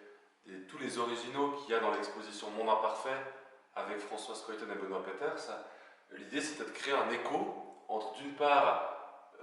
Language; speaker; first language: French; native; French